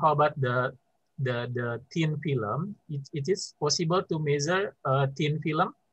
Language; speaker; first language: English; non-native, fluent; Indonesian